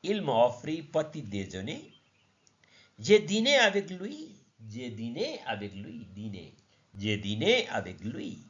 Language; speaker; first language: French; non-native, learner; Nepali